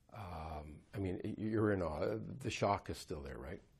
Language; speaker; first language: English; native; English